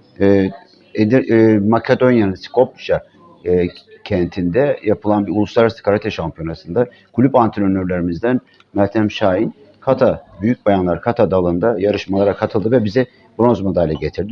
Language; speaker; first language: Turkish; native; Turkish